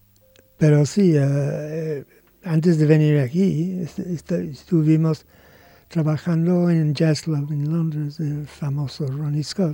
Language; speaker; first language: Spanish; non-native, learner; English